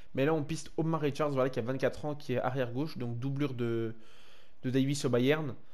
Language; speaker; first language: French; native; French